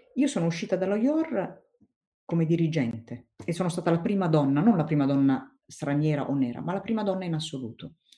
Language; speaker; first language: Italian; non-native, fluent; Tigrinya